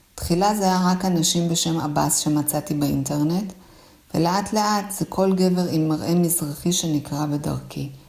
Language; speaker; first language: Hebrew; early bilingual, other home language; Persian